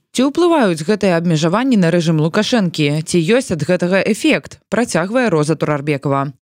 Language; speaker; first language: Belarusian; native; Belarusian